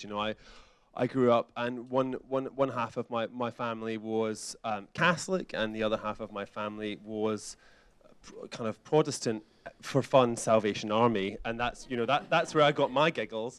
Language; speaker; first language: English; native; English